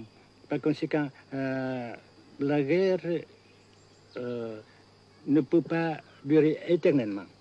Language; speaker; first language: French; non-native, fluent; Vietnamese